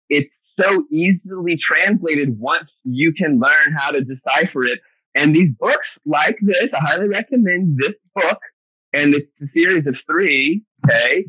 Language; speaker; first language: English; native; English